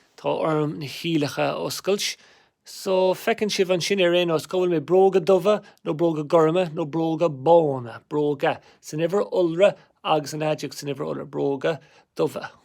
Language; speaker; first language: Irish; native; Irish